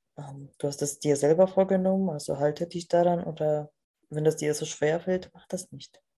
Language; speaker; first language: German; non-native, fluent; Polish